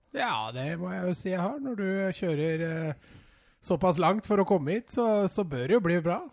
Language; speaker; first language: Norwegian; native; Norwegian